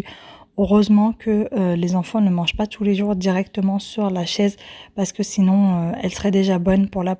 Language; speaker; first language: French; native; French